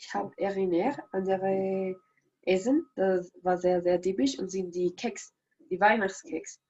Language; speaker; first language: German; non-native, learner; Spanish